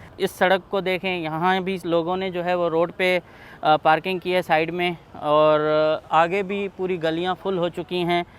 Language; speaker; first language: Urdu; non-native, local second language; Sindhi